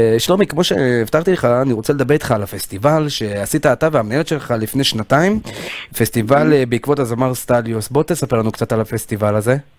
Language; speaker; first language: Hebrew; native; Hebrew